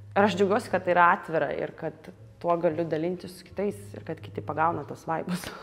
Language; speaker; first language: Lithuanian; early bilingual, other home language; Russian